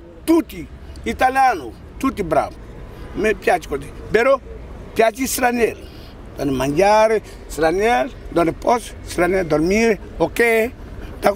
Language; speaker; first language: Italian; non-native, learner; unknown